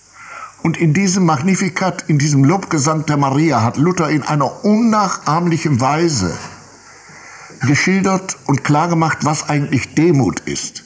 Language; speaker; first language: German; native; German